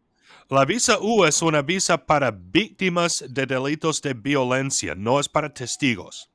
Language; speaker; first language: Spanish; non-native, fluent; English